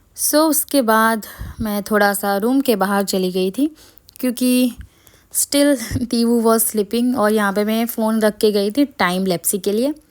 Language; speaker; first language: Hindi; native; Hindi